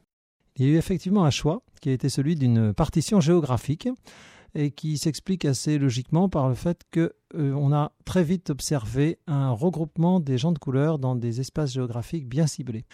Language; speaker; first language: French; native; French